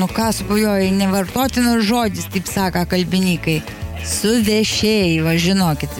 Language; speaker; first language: Lithuanian; native; Lithuanian